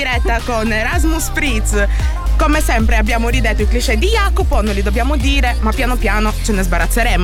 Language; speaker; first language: Italian; native; Italian